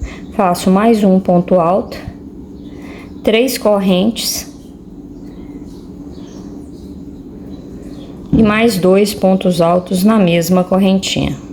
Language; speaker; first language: Portuguese; native; Portuguese